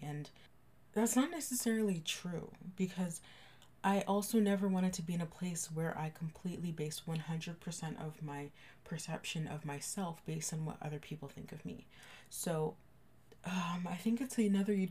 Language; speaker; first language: English; native; English